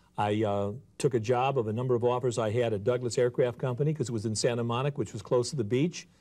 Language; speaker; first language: English; native; English